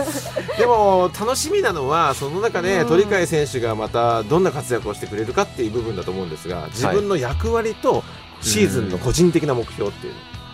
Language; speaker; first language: Japanese; native; Japanese